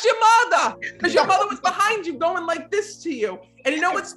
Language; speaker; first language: English; native; English